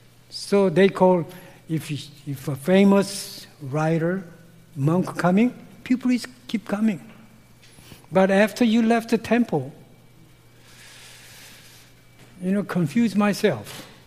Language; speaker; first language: English; non-native, fluent; Korean